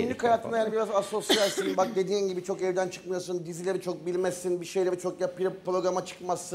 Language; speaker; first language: Turkish; native; Turkish